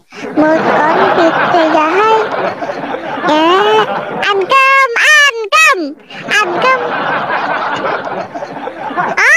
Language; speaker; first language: Vietnamese; non-native, learner; Indonesian